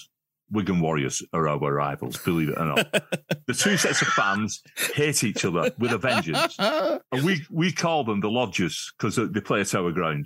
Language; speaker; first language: English; native; English